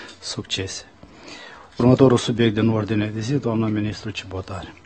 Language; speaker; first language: Romanian; native; Romanian